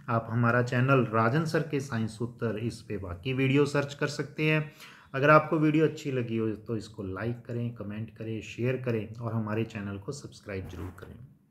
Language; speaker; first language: Hindi; non-native, local second language; Punjabi